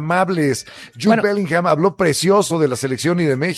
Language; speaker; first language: Spanish; native; Spanish